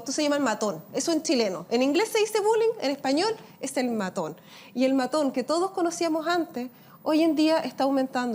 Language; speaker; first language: Spanish; native; Spanish